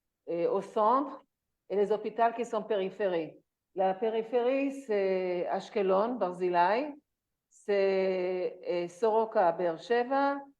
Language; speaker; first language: French; non-native, learner; Hebrew